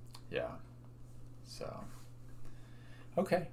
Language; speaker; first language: English; native; English